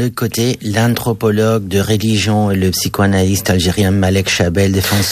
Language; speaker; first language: French; non-native, learner; Catalan